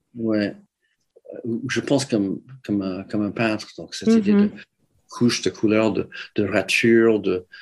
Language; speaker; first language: French; non-native, fluent; English